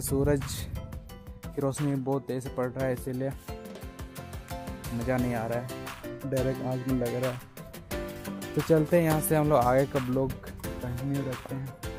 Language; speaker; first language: Hindi; non-native, local second language; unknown